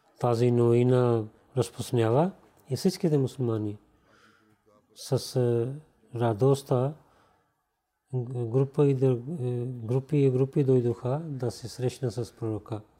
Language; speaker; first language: Bulgarian; non-native, learner; Urdu